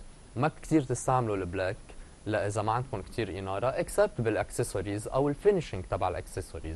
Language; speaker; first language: Arabic; native; Arabic